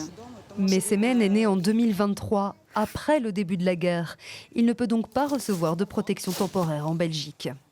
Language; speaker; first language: French; native; French